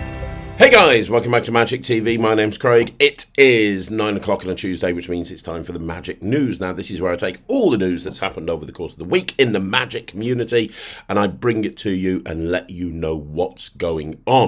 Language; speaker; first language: English; native; English